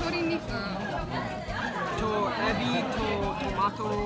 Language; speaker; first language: Japanese; non-native, learner; English